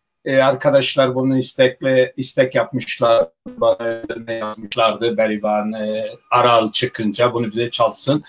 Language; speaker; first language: Turkish; non-native, local second language; Zaza